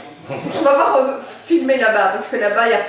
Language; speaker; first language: French; native; French